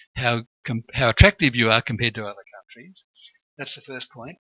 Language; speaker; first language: English; native; English